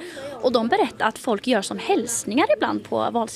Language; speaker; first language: Swedish; native; Swedish